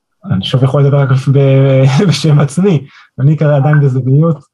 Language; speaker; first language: Hebrew; native; Hebrew